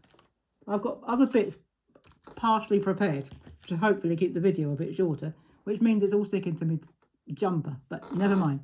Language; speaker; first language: English; native; English